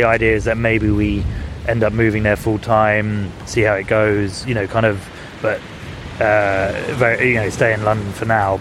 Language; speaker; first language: English; native; English